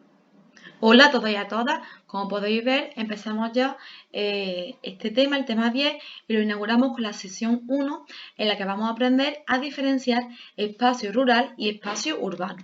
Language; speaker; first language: Spanish; native; Spanish